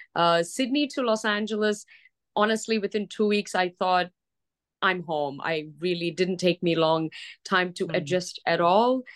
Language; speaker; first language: English; early bilingual, other home language; Arabic